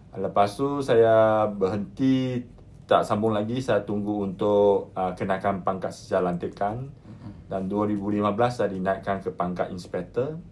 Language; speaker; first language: Malay; non-native, local second language; Chinese